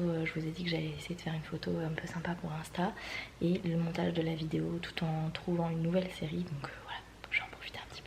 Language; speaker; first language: French; native; French